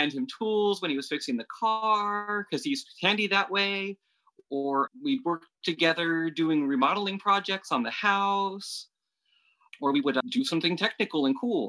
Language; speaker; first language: English; native; English